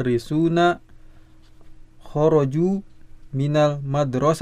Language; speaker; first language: Arabic; non-native, learner; Indonesian